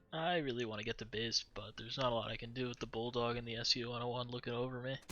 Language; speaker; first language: English; native; English